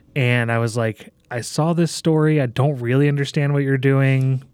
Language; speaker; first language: English; native; English